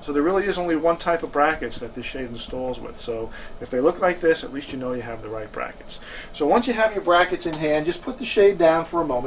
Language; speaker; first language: English; native; English